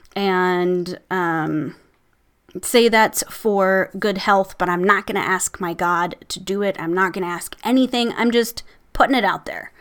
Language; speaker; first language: English; native; English